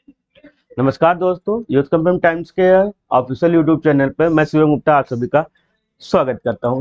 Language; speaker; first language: Hindi; native; Hindi